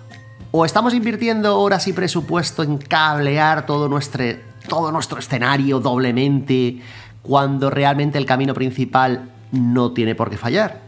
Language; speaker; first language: Spanish; native; Spanish